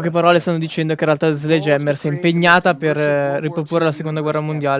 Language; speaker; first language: Italian; native; Italian